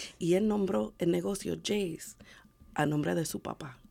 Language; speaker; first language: Spanish; early bilingual, heritage; Spanish